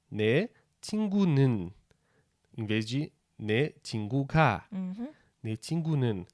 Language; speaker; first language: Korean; non-native, fluent; Portuguese